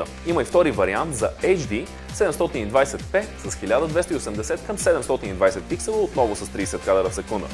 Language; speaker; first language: Bulgarian; native; Bulgarian